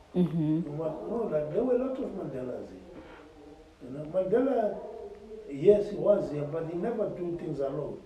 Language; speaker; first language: English; non-native, local second language; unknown